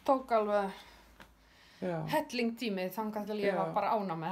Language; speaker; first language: Icelandic; non-native, learner; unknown